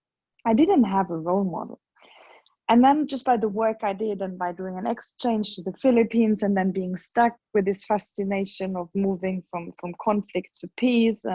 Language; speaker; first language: English; non-native, fluent; German